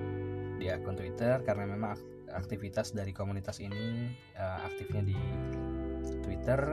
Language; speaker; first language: Indonesian; native; Indonesian